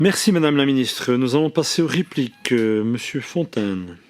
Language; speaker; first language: French; native; French